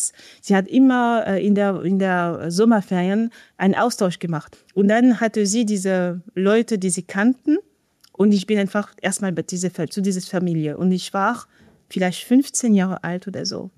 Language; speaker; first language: German; non-native, fluent; French